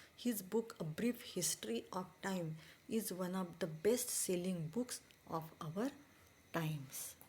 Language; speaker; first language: English; non-native, local second language; Marathi